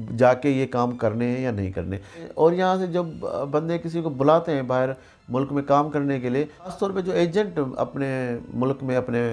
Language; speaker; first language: Urdu; non-native, local second language; Sindhi